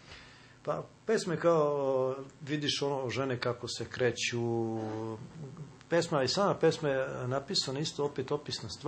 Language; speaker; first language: Serbian; native; Serbian